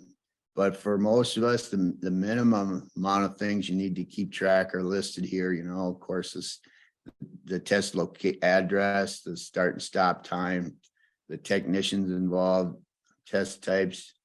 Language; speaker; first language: English; native; English